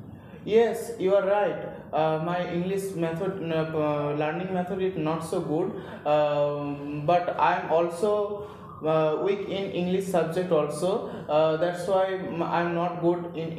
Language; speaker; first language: English; non-native, learner; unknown